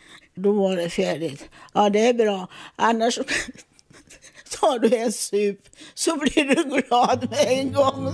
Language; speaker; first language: Swedish; non-native, fluent; Italian